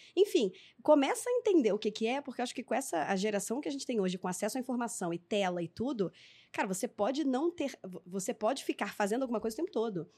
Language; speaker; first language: Portuguese; native; Portuguese